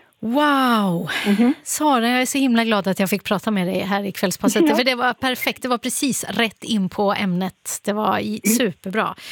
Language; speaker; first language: Swedish; native; Swedish